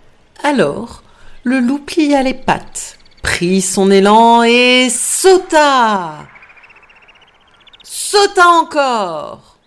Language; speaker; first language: French; native; French